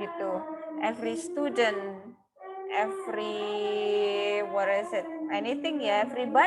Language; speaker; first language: English; non-native, local second language; Indonesian